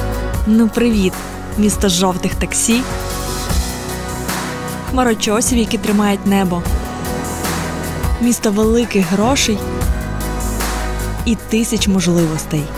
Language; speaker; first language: Ukrainian; native; Ukrainian